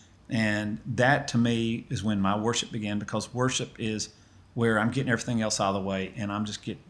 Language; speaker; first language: English; native; English